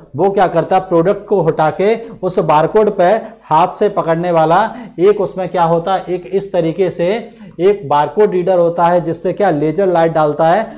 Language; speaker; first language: Hindi; native; Hindi